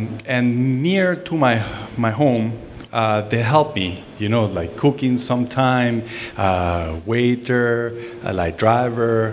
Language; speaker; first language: English; non-native, fluent; Spanish